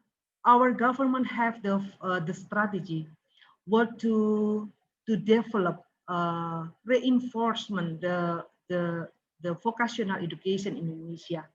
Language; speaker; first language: English; non-native, learner; Indonesian